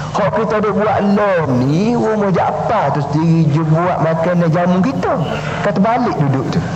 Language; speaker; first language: Malay; native; Malay